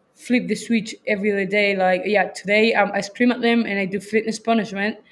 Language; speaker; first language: English; non-native, fluent; Spanish